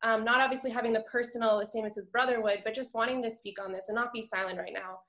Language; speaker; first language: English; native; English